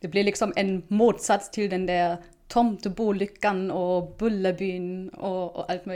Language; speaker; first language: Swedish; non-native, fluent; German